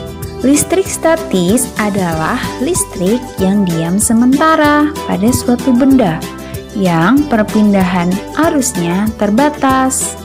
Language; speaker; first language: Indonesian; native; Indonesian